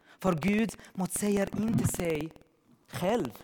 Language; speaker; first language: Swedish; non-native, learner; Arabic